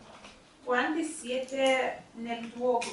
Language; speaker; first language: Italian; non-native, learner; Hungarian